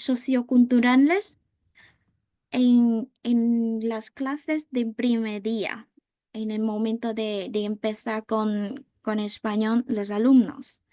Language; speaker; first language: Spanish; non-native, fluent; Vietnamese